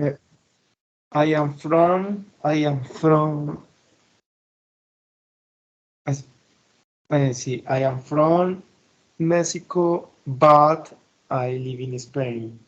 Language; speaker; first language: English; non-native, learner; Spanish